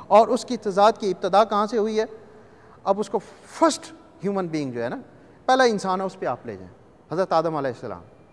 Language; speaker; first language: Urdu; non-native, local second language; Punjabi